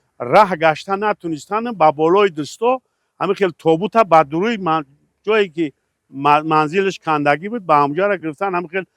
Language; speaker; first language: Tajik; native; Tajik